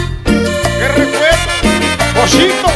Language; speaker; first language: Spanish; native; Spanish